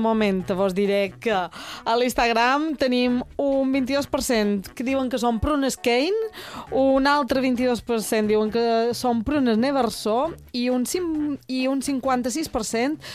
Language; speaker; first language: Catalan; native; Catalan